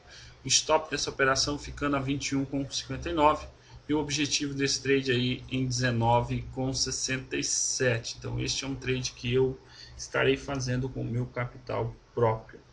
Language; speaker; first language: Portuguese; native; Portuguese